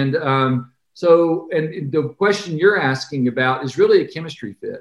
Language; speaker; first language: English; native; English